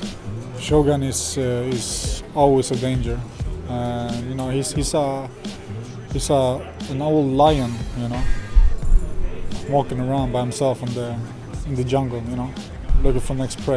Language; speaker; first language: English; non-native, fluent; Swedish